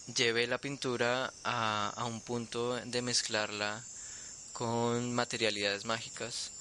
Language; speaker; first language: Spanish; native; Spanish